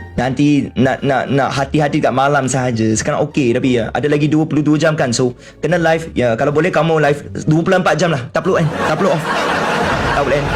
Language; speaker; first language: Malay; non-native, local second language; Chinese